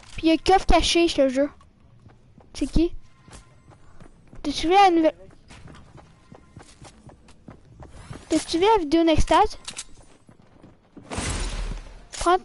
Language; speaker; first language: French; native; French